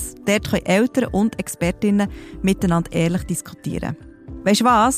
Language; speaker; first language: German; native; German